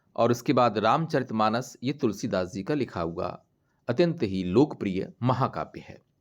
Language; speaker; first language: Hindi; native; Hindi